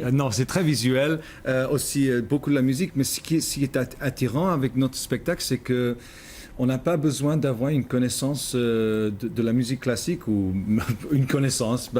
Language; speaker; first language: French; non-native, fluent; English